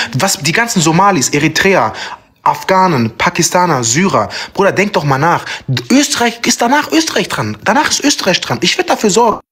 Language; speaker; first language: German; early bilingual, other home language; Turkish